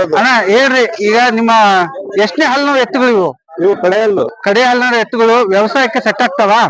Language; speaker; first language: Kannada; native; Kannada